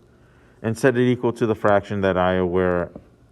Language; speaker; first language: English; native; English